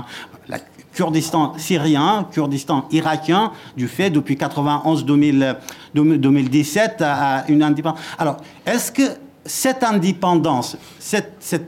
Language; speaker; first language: French; non-native, fluent; Kurdish